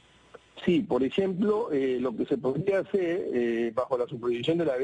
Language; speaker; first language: Spanish; native; Spanish